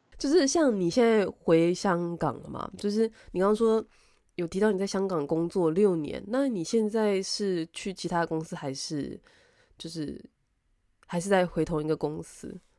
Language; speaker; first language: Chinese; native; Chinese